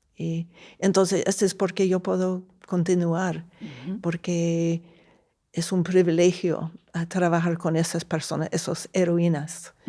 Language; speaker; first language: Spanish; non-native, fluent; English